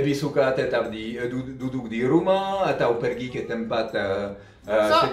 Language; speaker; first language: Indonesian; non-native, fluent; French